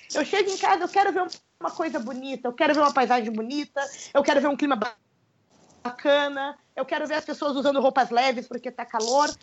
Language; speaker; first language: Portuguese; native; Portuguese